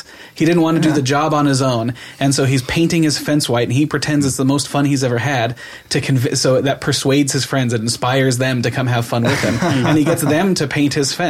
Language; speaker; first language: English; native; English